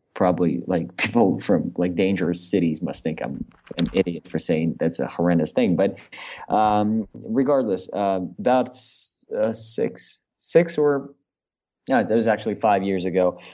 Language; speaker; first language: English; non-native, fluent; Russian